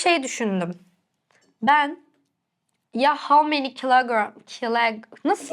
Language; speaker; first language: Turkish; native; Turkish